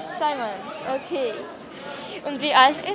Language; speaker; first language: German; non-native, learner; Russian